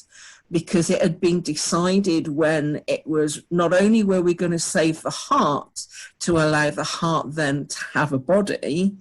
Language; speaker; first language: English; native; English